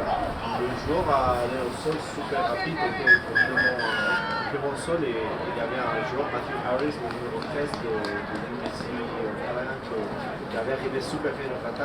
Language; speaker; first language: French; non-native, fluent; English